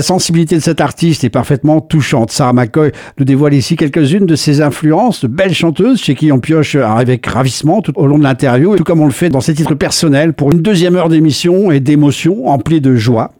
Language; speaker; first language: French; native; French